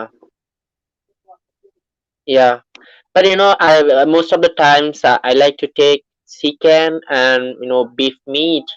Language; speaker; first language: English; non-native, learner; Bangla